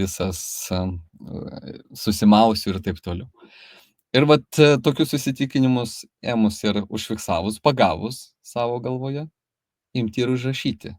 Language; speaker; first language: Lithuanian; native; Lithuanian